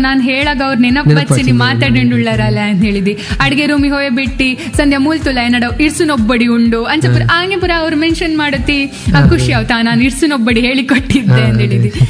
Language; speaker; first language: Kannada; non-native, local second language; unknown